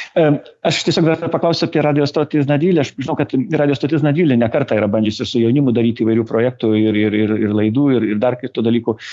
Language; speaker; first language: Lithuanian; native; Lithuanian